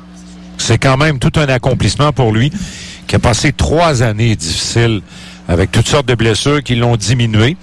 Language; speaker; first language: French; native; French